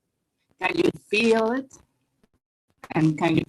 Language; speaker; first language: English; non-native, learner; Spanish